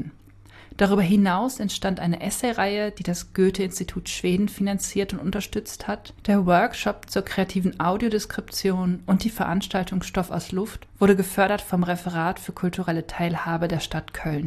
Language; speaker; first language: German; native; German